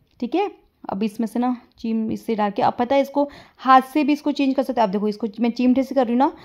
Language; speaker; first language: Hindi; native; Hindi